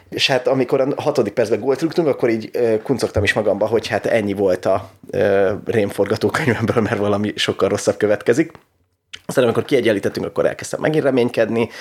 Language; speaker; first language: Hungarian; native; Hungarian